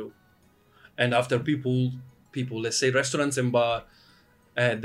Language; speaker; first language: English; non-native, fluent; Italian